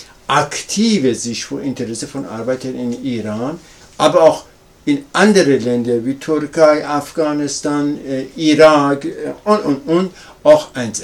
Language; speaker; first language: German; non-native, learner; Persian